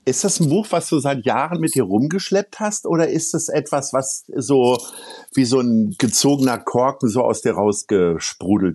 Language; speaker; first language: German; native; German